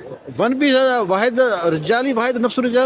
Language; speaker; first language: Arabic; non-native, learner; Urdu